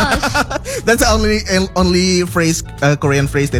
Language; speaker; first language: English; non-native, fluent; Indonesian